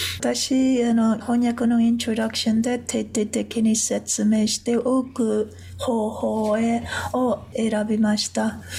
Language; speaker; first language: Japanese; non-native, fluent; English